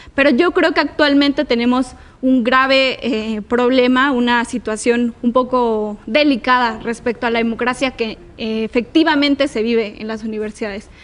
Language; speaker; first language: Spanish; native; Spanish